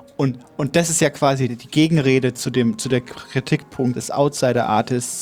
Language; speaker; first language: German; native; German